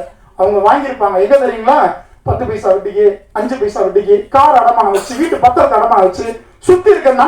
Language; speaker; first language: Tamil; native; Tamil